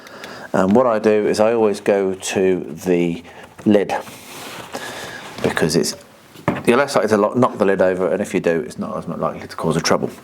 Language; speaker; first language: English; native; English